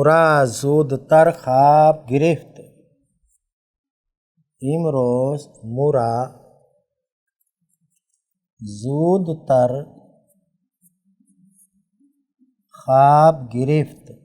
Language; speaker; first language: Persian; non-native, fluent; Urdu